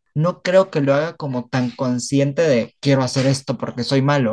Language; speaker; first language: Spanish; native; Spanish